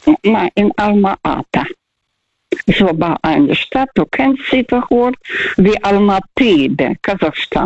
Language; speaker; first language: German; non-native, fluent; Russian